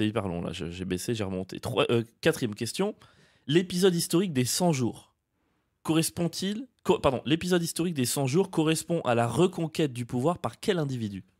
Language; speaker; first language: French; native; French